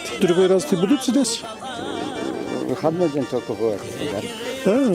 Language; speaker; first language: Russian; non-native, local second language; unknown